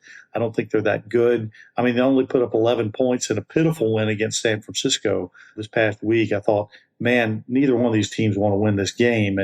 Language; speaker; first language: English; native; English